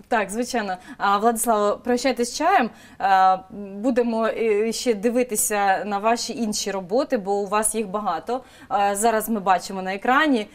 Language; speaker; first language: Ukrainian; native; Ukrainian